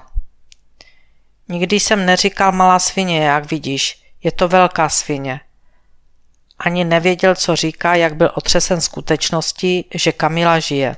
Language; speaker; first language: Czech; native; Czech